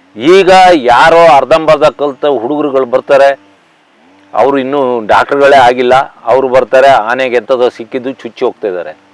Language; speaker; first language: Kannada; native; Kannada